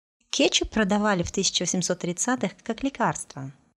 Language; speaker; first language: Russian; native; Russian